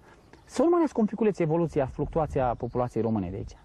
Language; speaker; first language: Romanian; native; Romanian